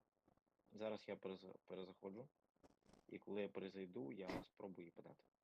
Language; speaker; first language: Ukrainian; native; Ukrainian